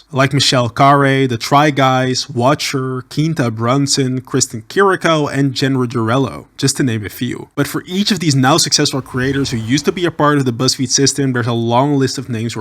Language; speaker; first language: English; native; English